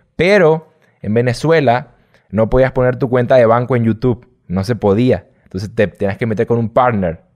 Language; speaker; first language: Spanish; native; Spanish